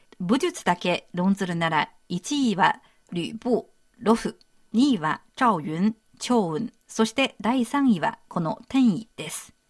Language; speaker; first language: Japanese; non-native, fluent; Chinese